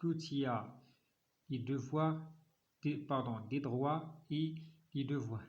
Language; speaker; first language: French; non-native, local second language; Arabic